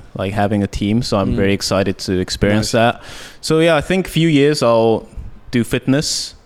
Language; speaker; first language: English; early bilingual, heritage; Japanese